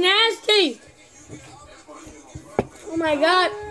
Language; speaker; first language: English; native; English